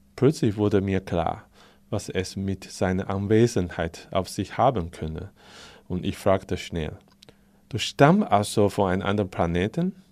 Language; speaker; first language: German; non-native, fluent; Chinese